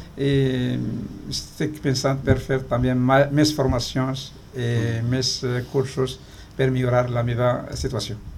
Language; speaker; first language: Catalan; non-native, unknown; Arabic